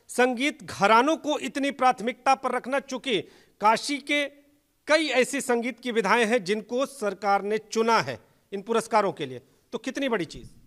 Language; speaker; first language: Hindi; native; Hindi